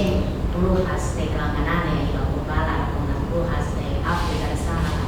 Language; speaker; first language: Spanish; non-native, fluent; Chinese